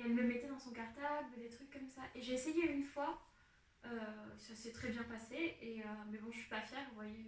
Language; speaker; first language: French; native; French